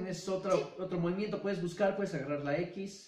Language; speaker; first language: Spanish; native; Spanish